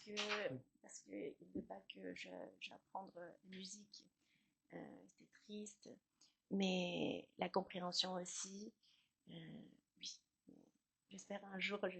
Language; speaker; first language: French; non-native, learner; Chinese